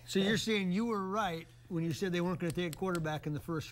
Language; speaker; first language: English; native; English